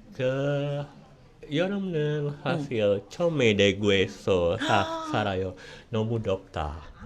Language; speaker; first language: Korean; non-native, learner; Indonesian